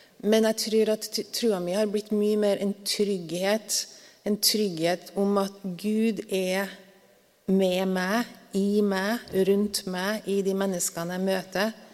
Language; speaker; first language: Norwegian; native; Norwegian